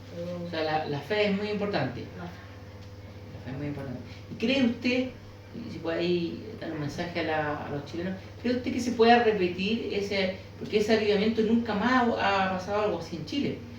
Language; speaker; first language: Spanish; native; Spanish